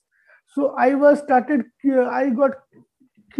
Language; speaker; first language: English; non-native, local second language; Bangla